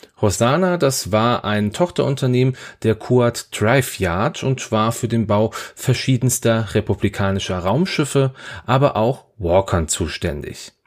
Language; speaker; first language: German; native; German